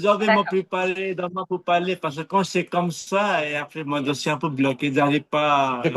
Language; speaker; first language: French; non-native, fluent; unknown